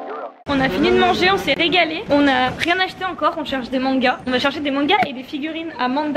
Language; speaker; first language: French; native; French